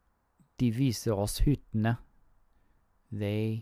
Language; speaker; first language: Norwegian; non-native, learner; English